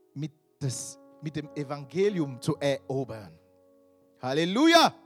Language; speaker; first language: German; non-native, fluent; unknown